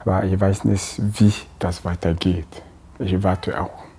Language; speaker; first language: German; non-native, learner; French